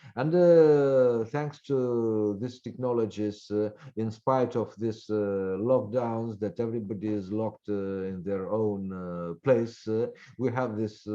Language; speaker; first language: English; non-native, fluent; Russian